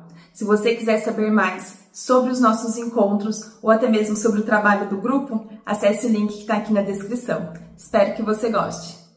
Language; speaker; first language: Portuguese; native; Portuguese